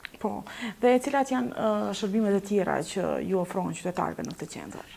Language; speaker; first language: Albanian; native; Albanian